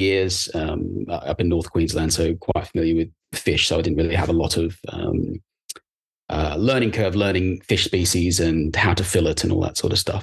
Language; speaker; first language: English; native; English